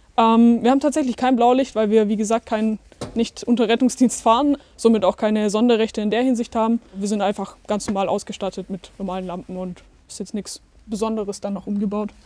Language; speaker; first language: German; native; German